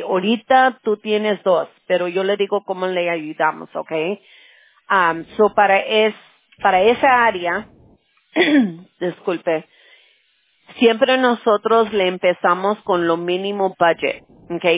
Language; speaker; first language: Spanish; early bilingual, heritage; Spanish